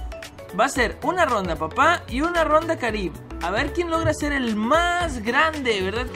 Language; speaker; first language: Spanish; native; Spanish